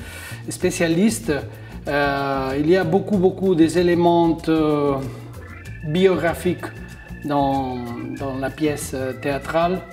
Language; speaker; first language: French; non-native, fluent; Spanish